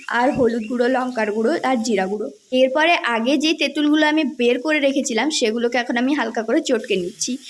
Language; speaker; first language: Bangla; non-native, local second language; Santali